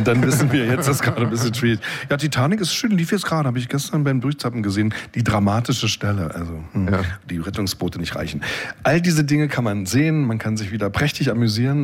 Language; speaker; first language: German; native; German